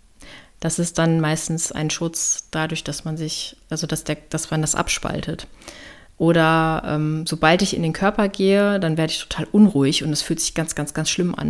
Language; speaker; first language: German; native; German